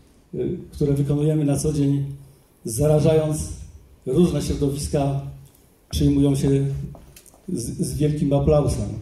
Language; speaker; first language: Polish; native; Polish